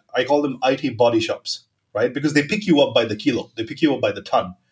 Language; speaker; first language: English; non-native, local second language; Gujarati